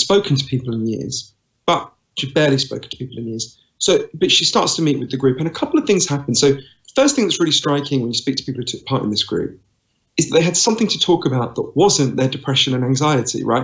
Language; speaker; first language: English; native; English